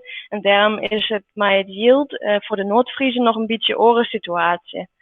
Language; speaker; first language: Dutch; non-native, learner; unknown